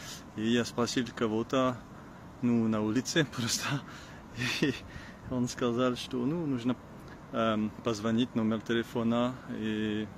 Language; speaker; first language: Russian; non-native, learner; French